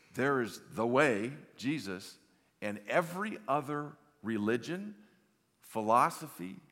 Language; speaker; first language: English; native; English